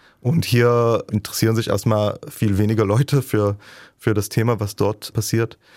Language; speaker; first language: German; non-native, fluent; Hebrew